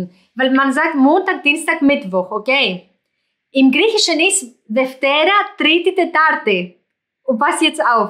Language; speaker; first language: German; non-native, fluent; Greek